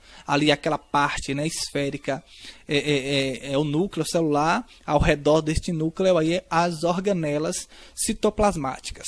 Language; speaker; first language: Portuguese; native; Portuguese